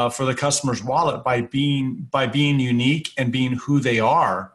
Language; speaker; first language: English; native; English